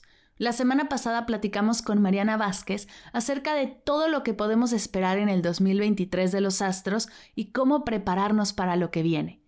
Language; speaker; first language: Spanish; native; Spanish